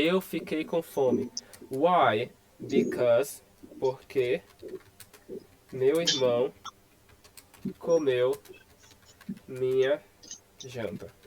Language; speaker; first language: Portuguese; non-native, fluent; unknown